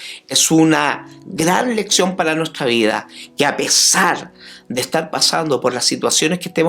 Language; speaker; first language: Spanish; native; Spanish